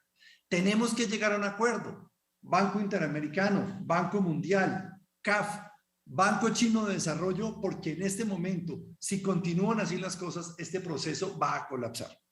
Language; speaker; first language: Spanish; native; Spanish